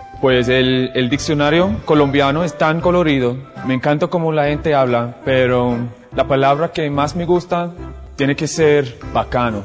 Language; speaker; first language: Spanish; non-native, fluent; English